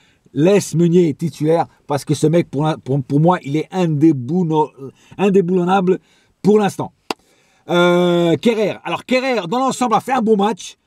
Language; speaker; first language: French; native; French